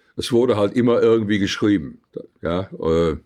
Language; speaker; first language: German; native; German